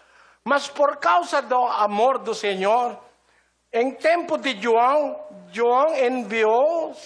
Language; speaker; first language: Portuguese; non-native, learner; Filipino